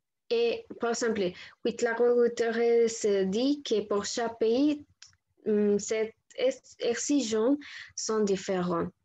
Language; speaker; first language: French; non-native, learner; Spanish